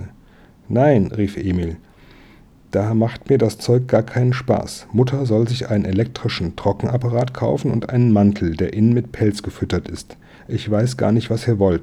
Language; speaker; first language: German; native; German